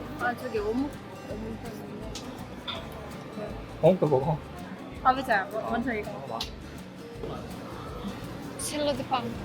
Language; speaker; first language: Korean; non-native, fluent; Russian